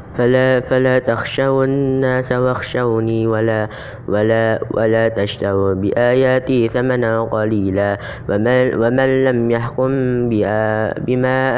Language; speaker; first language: Arabic; non-native, learner; Indonesian